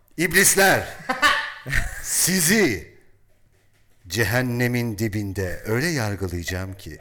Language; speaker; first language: Turkish; native; Turkish